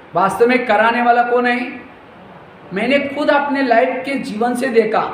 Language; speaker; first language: Hindi; non-native, local second language; Marathi